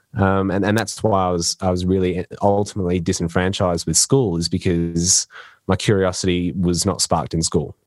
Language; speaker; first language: English; native; English